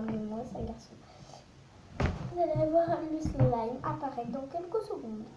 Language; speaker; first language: French; native; French